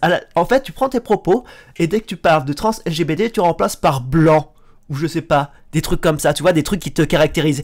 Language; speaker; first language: French; native; French